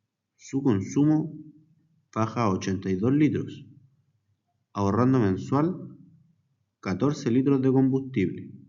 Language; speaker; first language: Spanish; native; Spanish